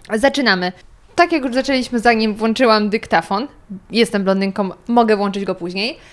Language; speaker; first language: Polish; native; Polish